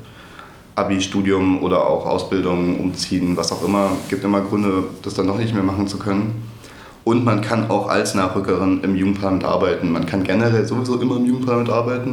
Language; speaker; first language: German; native; German